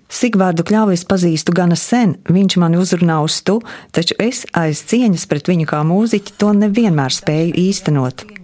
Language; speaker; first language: Latvian; native; Latvian